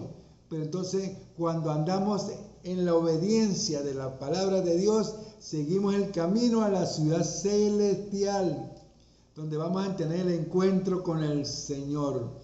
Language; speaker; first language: Spanish; native; Spanish